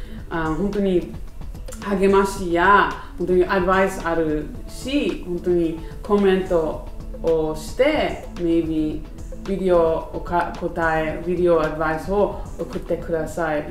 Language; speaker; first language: Japanese; non-native, learner; English